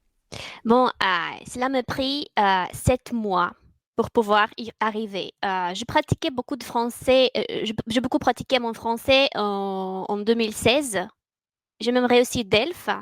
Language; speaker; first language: French; non-native, fluent; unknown